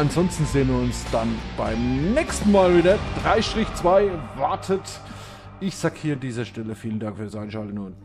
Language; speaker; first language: German; native; German